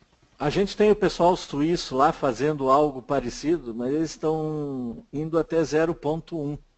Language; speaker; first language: Portuguese; native; Portuguese